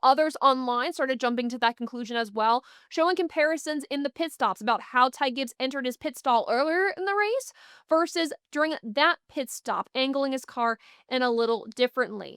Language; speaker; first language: English; native; English